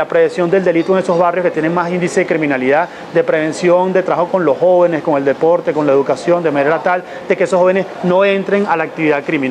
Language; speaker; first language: Spanish; native; Spanish